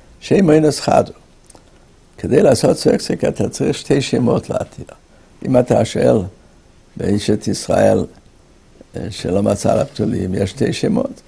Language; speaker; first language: Hebrew; native; Hebrew